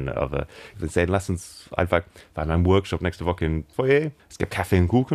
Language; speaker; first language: German; non-native, fluent; English